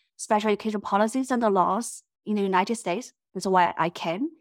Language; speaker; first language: English; non-native, fluent; Chinese